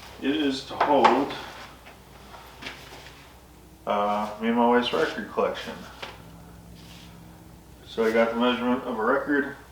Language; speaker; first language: English; native; English